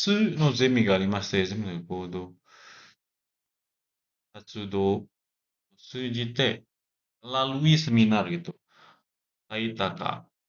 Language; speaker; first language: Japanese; non-native, learner; Indonesian